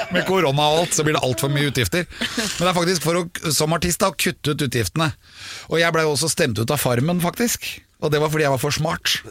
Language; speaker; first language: Norwegian; native; Norwegian